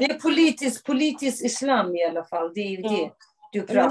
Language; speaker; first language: Swedish; non-native, fluent; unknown